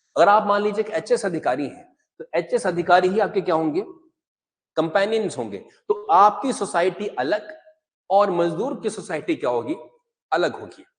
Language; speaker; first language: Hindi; native; Hindi